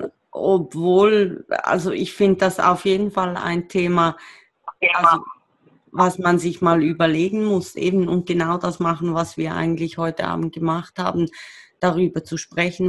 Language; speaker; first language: German; native; German